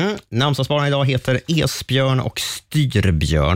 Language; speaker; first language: Swedish; native; Swedish